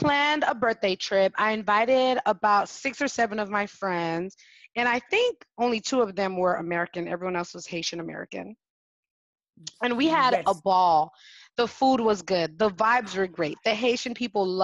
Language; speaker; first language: English; early bilingual, other home language; French